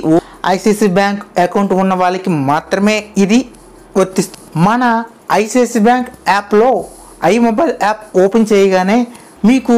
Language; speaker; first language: Telugu; native; Telugu